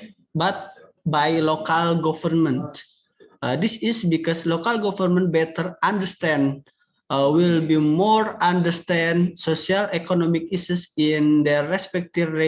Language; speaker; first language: English; non-native, learner; Indonesian